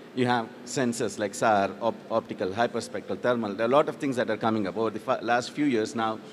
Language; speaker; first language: English; non-native, local second language; Telugu